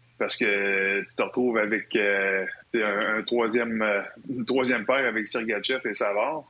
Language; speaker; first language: French; native; French